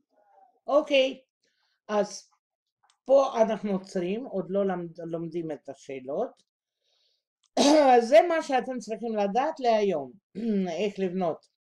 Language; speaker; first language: Hebrew; non-native, fluent; Russian